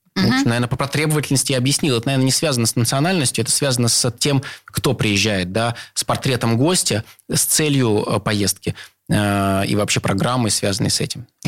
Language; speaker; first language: Russian; native; Russian